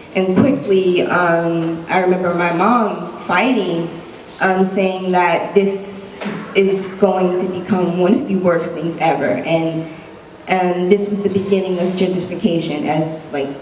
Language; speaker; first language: English; native; English